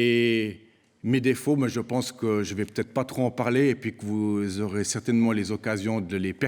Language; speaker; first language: French; native; French